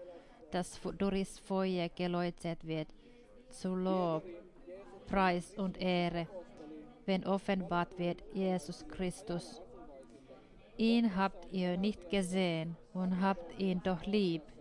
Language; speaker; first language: German; non-native, fluent; Finnish